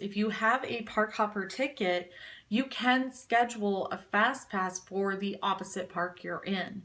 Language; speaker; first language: English; native; English